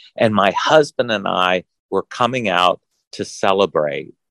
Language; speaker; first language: English; native; English